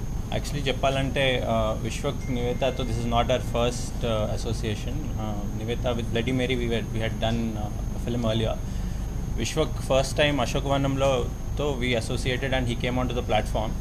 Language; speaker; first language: Telugu; native; Telugu